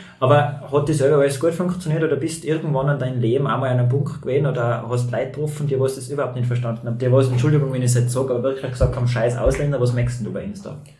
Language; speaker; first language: German; native; German